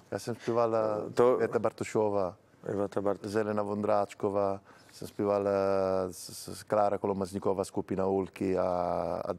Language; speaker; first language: Czech; non-native, learner; Italian